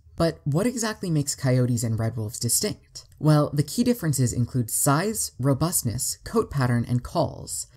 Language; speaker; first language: English; native; English